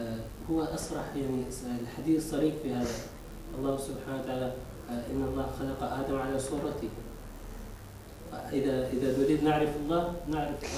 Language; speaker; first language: Arabic; non-native, fluent; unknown